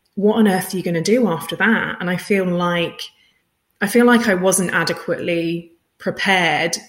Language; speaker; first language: English; native; English